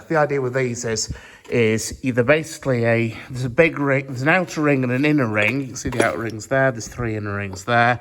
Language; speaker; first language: English; native; English